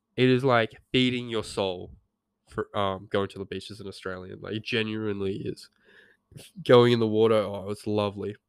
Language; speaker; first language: English; native; English